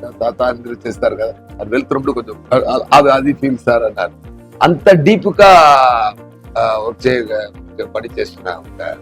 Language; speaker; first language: Telugu; non-native, learner; Tamil